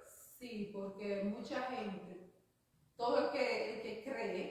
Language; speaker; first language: Spanish; native; Spanish